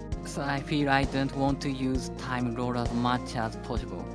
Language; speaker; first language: English; non-native, learner; Japanese